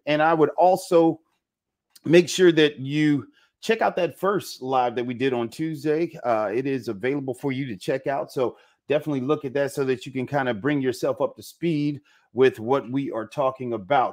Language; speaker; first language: English; native; English